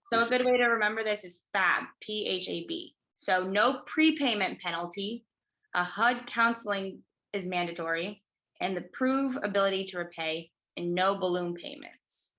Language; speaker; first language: English; native; English